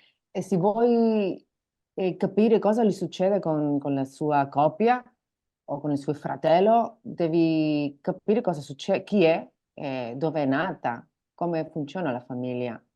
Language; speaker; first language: Italian; non-native, learner; Spanish